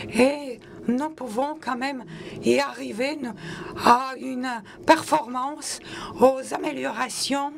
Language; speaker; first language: French; non-native, local second language; Latvian